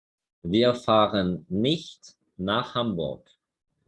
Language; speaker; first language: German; non-native, fluent; Spanish